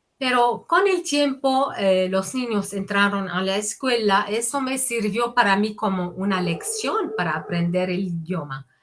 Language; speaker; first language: Spanish; non-native, fluent; Arabic